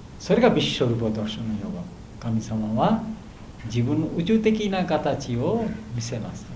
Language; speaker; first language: Japanese; non-native, learner; Bangla